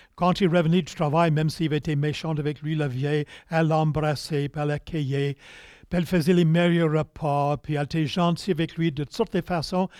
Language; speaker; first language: French; non-native, local second language; English